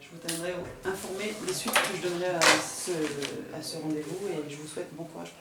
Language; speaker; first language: French; native; French